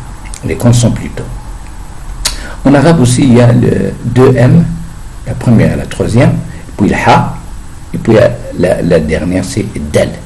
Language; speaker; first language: French; non-native, fluent; Arabic